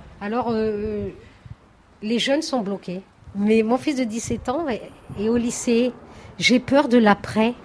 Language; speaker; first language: French; native; French